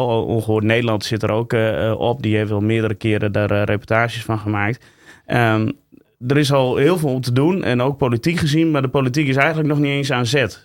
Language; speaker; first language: Dutch; native; Dutch